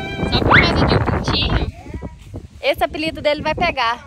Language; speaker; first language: Portuguese; native; Portuguese